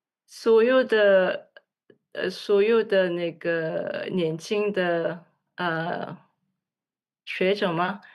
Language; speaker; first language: Chinese; non-native, learner; English